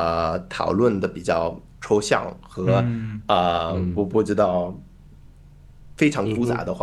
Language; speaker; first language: Chinese; non-native, fluent; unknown